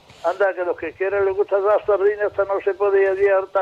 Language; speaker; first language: Spanish; native; Spanish